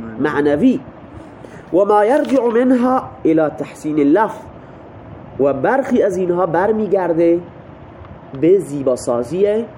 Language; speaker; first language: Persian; non-native, local second language; Baluchi